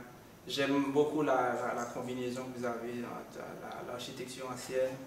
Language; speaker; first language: French; non-native, local second language; Haitian Creole